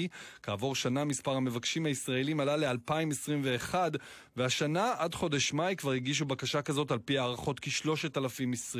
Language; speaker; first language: Hebrew; native; Hebrew